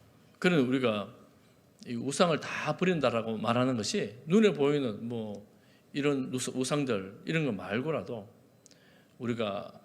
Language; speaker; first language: Korean; native; Korean